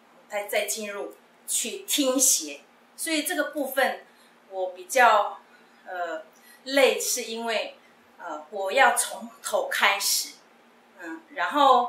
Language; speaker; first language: Chinese; non-native, local second language; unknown